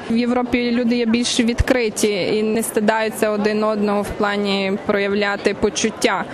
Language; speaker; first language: Ukrainian; native; Ukrainian